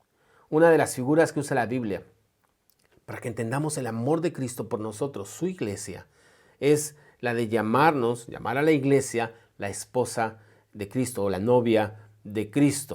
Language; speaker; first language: Spanish; native; Spanish